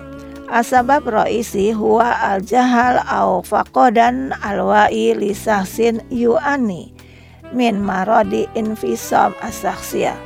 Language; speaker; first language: Arabic; non-native, fluent; Indonesian